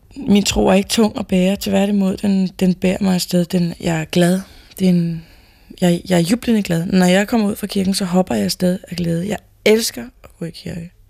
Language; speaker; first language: Danish; native; Danish